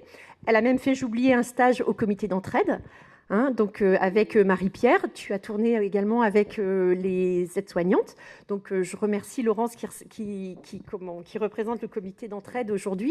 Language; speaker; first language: French; native; French